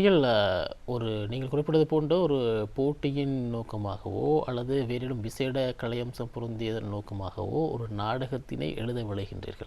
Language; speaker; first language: Tamil; native; Tamil